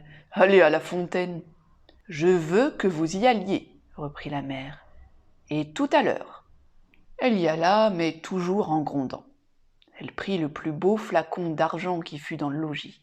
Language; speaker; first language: French; native; French